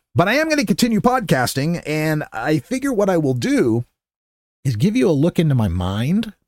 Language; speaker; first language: English; native; English